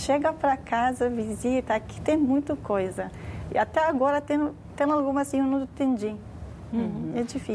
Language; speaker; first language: Portuguese; non-native, learner; Arabic